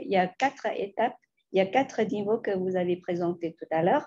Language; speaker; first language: French; non-native, fluent; Lao